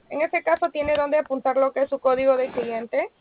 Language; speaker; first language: Spanish; native; Spanish